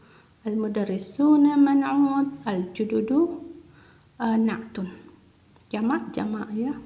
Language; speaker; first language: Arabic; non-native, learner; Indonesian